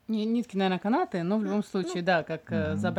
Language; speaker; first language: Russian; native; Russian